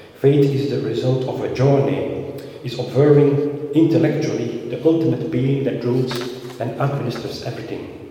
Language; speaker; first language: English; non-native, fluent; Dutch